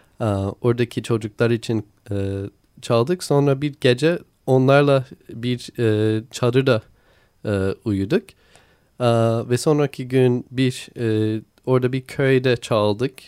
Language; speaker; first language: Turkish; non-native, learner; English